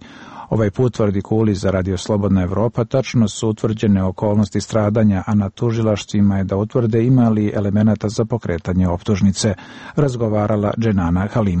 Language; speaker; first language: Bosnian; native; Bosnian